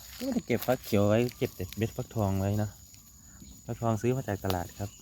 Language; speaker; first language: Thai; non-native, local second language; Northeastern Thai